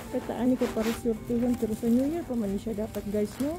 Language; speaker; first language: Russian; non-native, learner; Cebuano